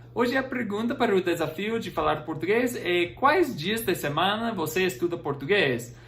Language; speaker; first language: Portuguese; non-native, fluent; English